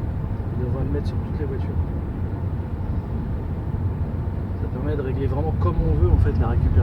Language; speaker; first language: French; native; French